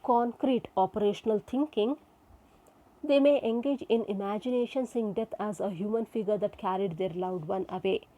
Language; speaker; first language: English; non-native, local second language; Kannada